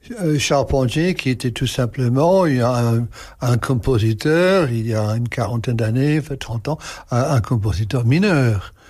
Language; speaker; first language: French; non-native, fluent; English